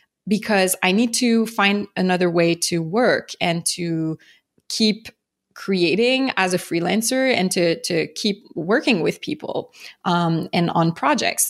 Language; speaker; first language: English; non-native, fluent; French